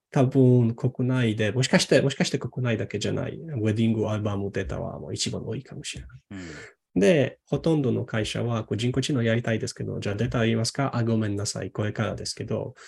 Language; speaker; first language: Japanese; non-native, fluent; Polish